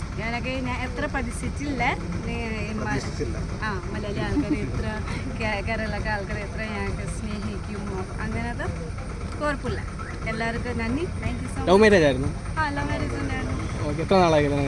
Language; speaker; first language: Malayalam; non-native, learner; Nepali